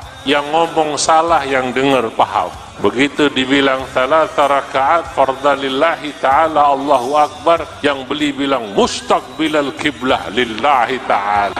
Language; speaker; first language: Indonesian; native; Indonesian